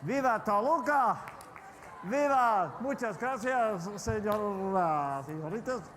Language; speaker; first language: Spanish; non-native, learner; English